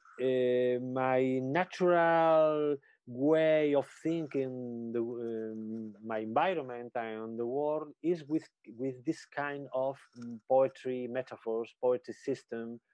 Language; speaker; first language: English; non-native, learner; Spanish